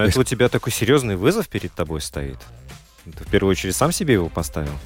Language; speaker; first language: Russian; native; Russian